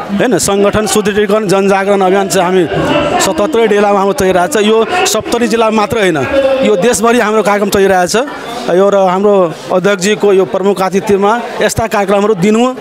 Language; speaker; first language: Nepali; non-native, local second language; Maithili